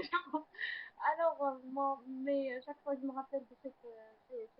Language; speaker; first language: French; non-native, learner; Arabic